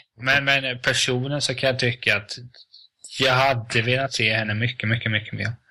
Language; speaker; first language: Swedish; native; Swedish